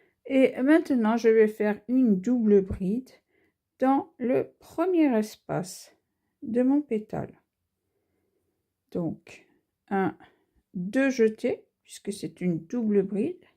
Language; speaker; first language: French; native; French